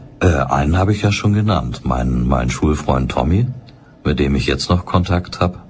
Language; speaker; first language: German; native; German